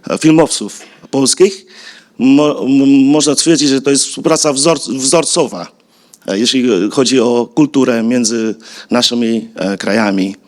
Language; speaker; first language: Polish; non-native, fluent; Vietnamese